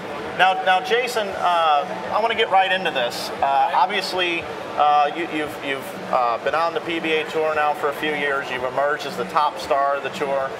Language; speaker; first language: English; native; English